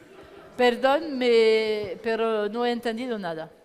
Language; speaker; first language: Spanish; non-native, learner; French